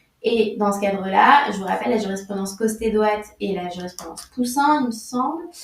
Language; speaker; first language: French; native; French